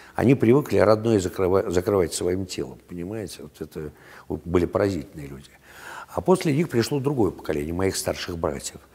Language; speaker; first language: Russian; native; Russian